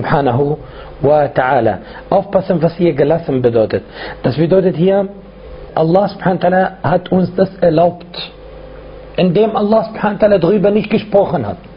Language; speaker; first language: German; non-native, fluent; Arabic